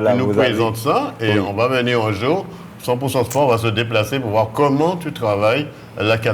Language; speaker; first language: French; native; French